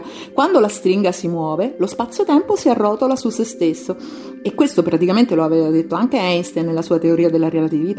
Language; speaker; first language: Italian; native; Italian